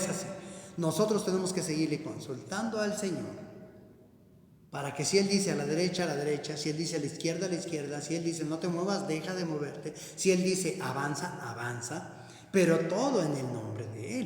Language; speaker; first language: Spanish; native; Spanish